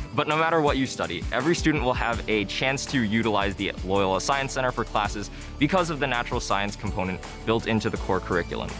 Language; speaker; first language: English; native; English